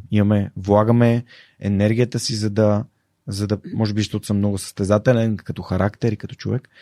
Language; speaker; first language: Bulgarian; native; Bulgarian